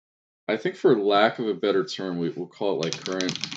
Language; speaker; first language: English; native; English